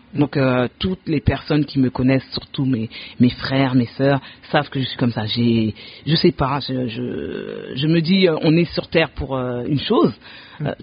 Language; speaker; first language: French; early bilingual, other home language; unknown